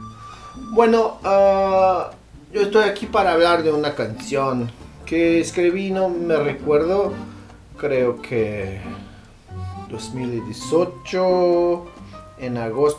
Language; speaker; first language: Spanish; non-native, learner; Portuguese